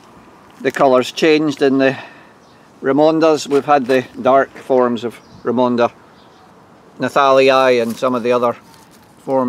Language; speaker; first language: English; native; English